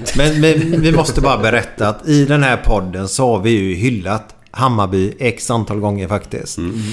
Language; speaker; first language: Swedish; native; Swedish